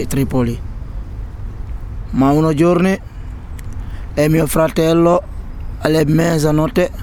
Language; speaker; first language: Italian; non-native, learner; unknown